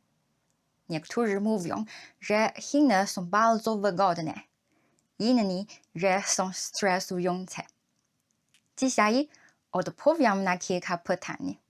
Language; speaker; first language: Polish; non-native, learner; Chinese